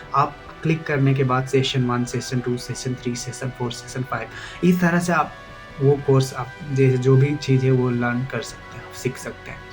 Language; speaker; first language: Hindi; non-native, local second language; Assamese